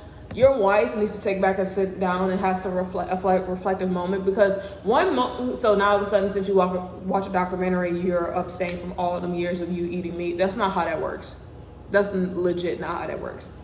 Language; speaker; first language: English; native; English